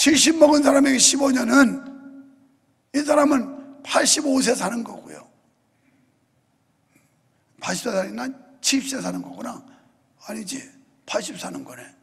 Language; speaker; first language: Korean; native; Korean